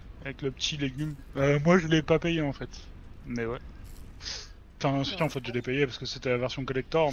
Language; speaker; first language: French; native; French